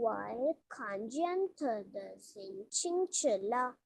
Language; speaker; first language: Chinese; non-native, learner; Urdu